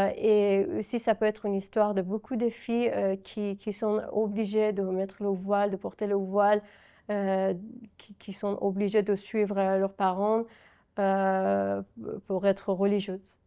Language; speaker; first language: French; non-native, fluent; Persian